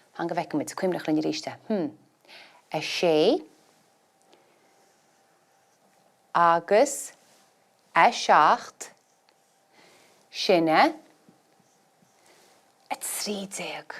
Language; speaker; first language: Irish; native; Irish